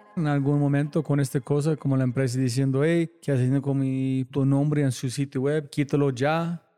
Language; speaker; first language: Spanish; non-native, fluent; English